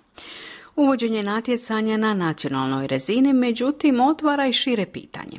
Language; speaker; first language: Croatian; native; Croatian